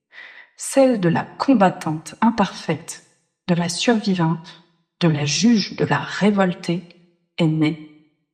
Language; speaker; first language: French; native; French